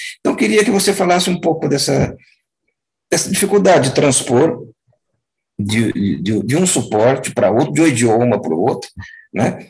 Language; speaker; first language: Portuguese; native; Portuguese